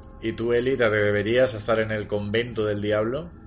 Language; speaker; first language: Spanish; native; Spanish